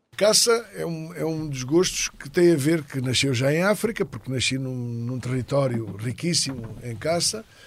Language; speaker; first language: Portuguese; native; Portuguese